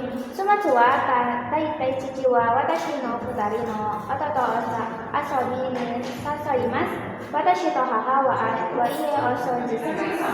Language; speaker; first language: Japanese; non-native, learner; Indonesian